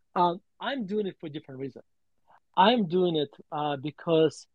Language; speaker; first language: English; non-native, fluent; Russian